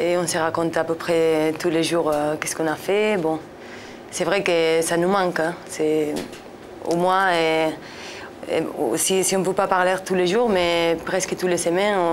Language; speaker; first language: French; non-native, fluent; Spanish